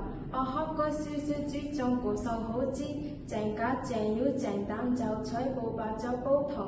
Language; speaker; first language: Cantonese; non-native, learner; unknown